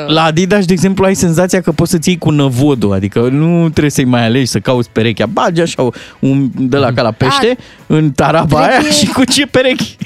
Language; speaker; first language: Romanian; native; Romanian